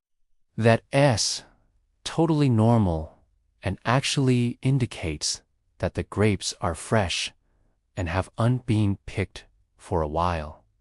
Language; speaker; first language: English; native; English